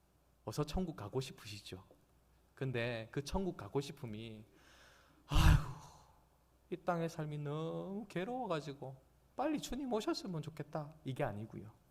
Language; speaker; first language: Korean; native; Korean